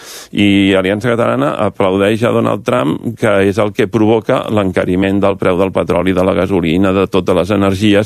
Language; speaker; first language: Catalan; native; Catalan